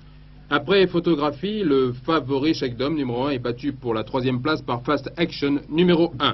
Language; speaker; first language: French; native; French